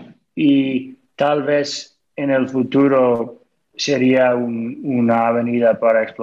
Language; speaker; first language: Spanish; non-native, fluent; English